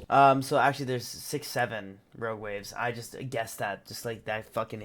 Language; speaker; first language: English; native; English